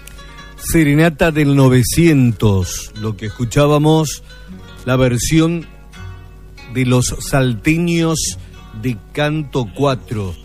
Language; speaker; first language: Spanish; native; Spanish